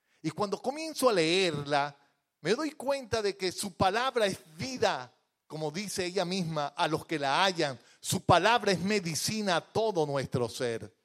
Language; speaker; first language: Spanish; native; Spanish